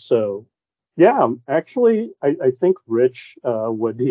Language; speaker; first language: English; non-native, local second language; Cantonese